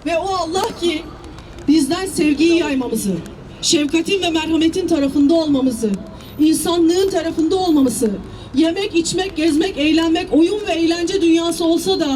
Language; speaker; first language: Turkish; native; Turkish